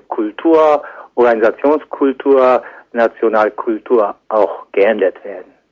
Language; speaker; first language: German; non-native, fluent; Japanese